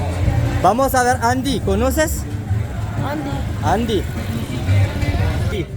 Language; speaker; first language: Spanish; non-native, learner; French